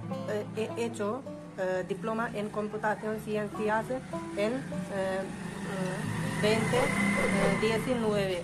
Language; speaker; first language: Spanish; non-native, learner; Hindi